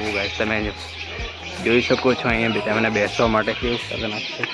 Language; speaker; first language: Gujarati; non-native, local second language; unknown